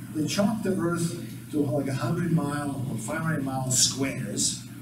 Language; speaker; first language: English; non-native, fluent; Slovak